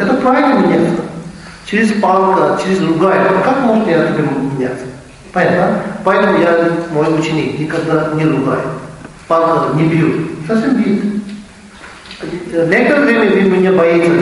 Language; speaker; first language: Russian; non-native, learner; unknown